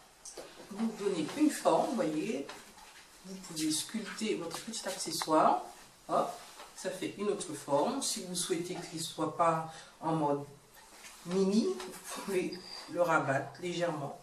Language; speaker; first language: French; native; French